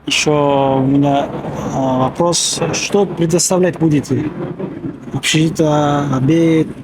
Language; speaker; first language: Russian; non-native, local second language; Kyrgyz